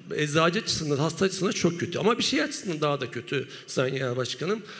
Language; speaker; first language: Turkish; native; Turkish